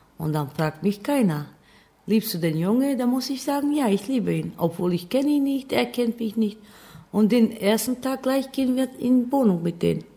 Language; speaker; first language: German; non-native, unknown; Serbian